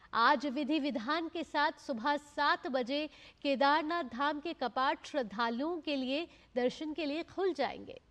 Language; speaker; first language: Hindi; native; Hindi